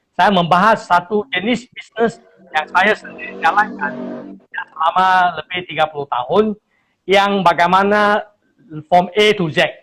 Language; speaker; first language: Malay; non-native, local second language; Chinese